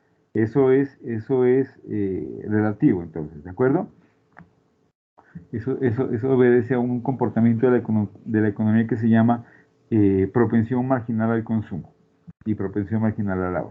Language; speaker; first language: Spanish; native; Spanish